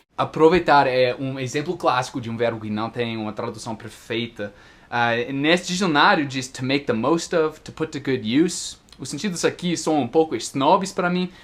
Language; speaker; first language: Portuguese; non-native, fluent; English